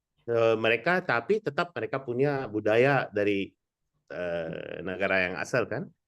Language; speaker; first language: Indonesian; non-native, fluent; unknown